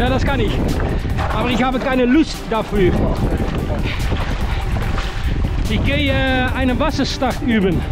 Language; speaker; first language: German; non-native, learner; Dutch